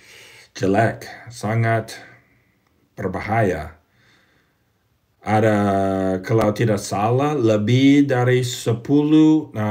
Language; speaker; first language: Indonesian; non-native, fluent; English